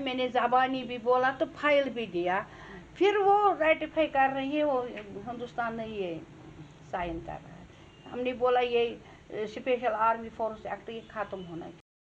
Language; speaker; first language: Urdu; non-native, local second language; Kashmiri